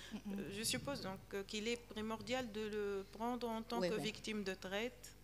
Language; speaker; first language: French; non-native, local second language; Arabic